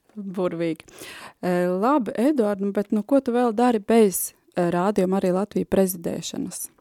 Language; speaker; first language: Latvian; native; Latvian